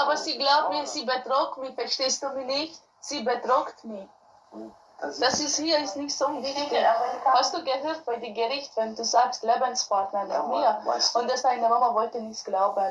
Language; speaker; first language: German; non-native, learner; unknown